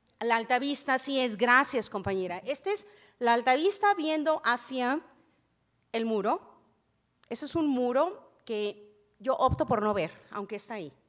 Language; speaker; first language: Spanish; native; Spanish